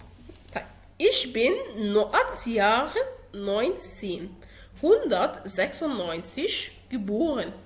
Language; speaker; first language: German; non-native, fluent; Arabic